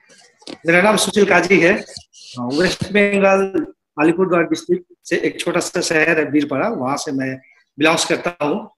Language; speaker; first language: Hindi; non-native, local second language; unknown